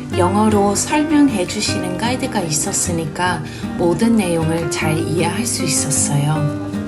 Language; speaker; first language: Korean; non-native, fluent; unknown